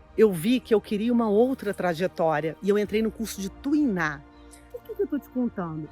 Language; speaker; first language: Portuguese; native; Portuguese